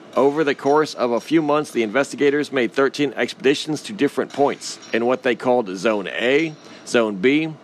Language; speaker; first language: English; native; English